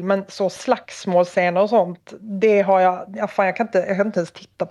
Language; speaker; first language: Swedish; native; Swedish